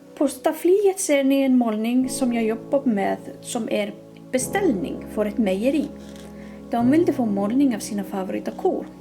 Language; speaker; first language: Swedish; non-native, fluent; Icelandic